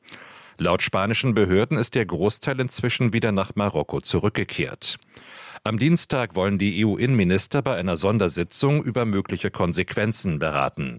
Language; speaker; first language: German; native; German